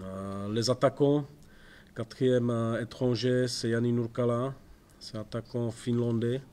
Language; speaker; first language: French; non-native, fluent; Czech